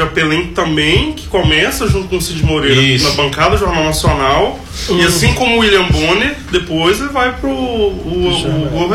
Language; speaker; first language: Portuguese; native; Portuguese